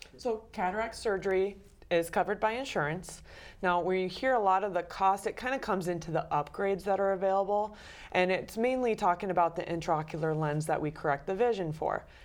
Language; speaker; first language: English; native; English